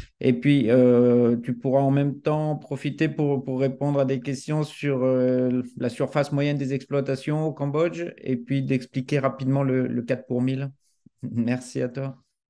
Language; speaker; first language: French; native; French